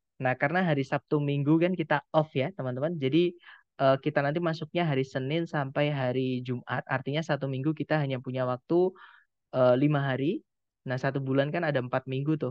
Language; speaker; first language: Indonesian; non-native, local second language; Javanese